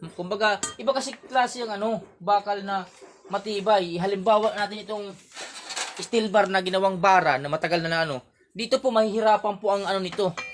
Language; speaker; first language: Filipino; non-native, local second language; Waray